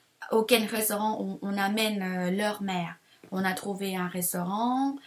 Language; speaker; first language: French; non-native, fluent; Thai